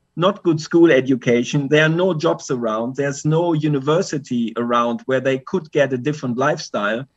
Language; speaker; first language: English; non-native, fluent; German